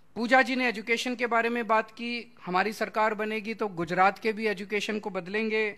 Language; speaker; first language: Hindi; native; Hindi